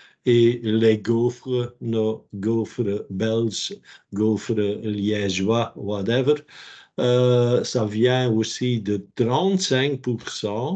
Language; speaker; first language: French; non-native, local second language; Dutch